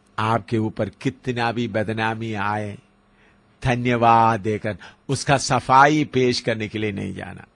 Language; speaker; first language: Hindi; non-native, local second language; Malayalam